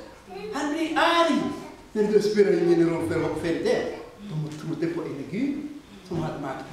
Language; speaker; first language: Swedish; non-native, fluent; Rundi